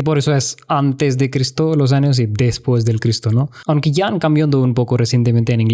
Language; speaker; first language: Spanish; non-native, fluent; Hindi